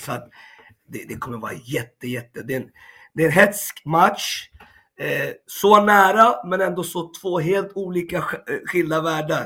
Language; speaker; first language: Swedish; early bilingual, other home language; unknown